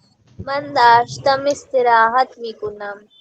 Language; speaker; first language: Persian; non-native, learner; Urdu